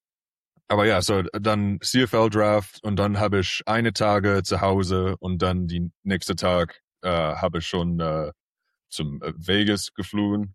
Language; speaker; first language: German; early bilingual, heritage; English